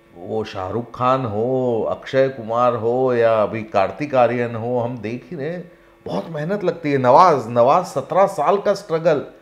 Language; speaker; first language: Hindi; native; Hindi